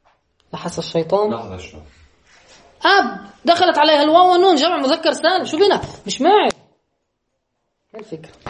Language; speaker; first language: Arabic; native; Arabic